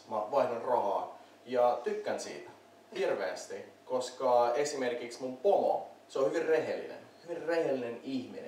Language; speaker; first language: Finnish; non-native, fluent; Russian